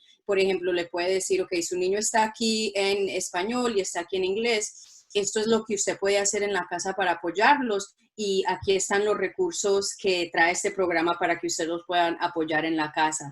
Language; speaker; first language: Spanish; non-native, local second language; English